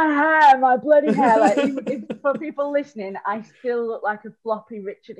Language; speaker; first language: English; native; English